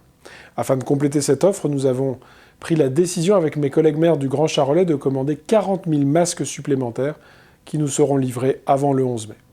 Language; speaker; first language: French; native; French